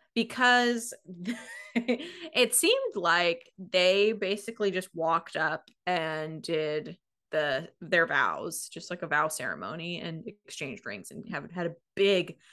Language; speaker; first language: English; native; English